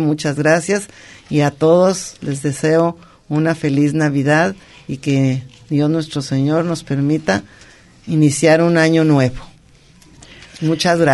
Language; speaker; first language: Spanish; native; Spanish